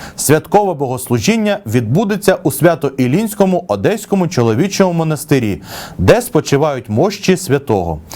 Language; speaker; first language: Ukrainian; native; Ukrainian